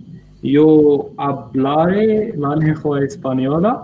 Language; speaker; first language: Spanish; non-native, learner; English